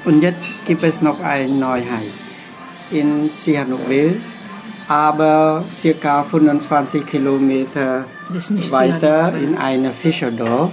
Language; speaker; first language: German; non-native, fluent; Khmer